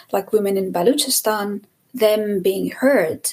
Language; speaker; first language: English; non-native, fluent; Persian